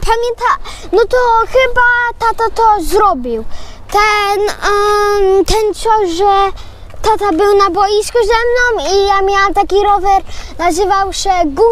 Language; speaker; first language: Polish; early bilingual, heritage; Polish